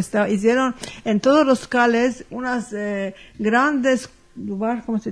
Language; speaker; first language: Spanish; early bilingual, heritage; Ladino